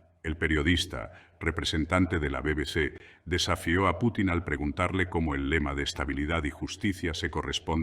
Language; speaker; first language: Spanish; native; Spanish